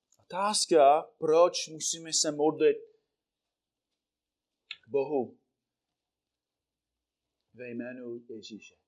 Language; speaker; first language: Czech; non-native, fluent; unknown